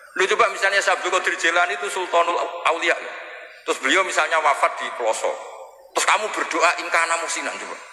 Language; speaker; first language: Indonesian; non-native, local second language; Javanese